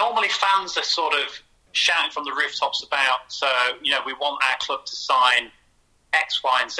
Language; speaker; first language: English; native; English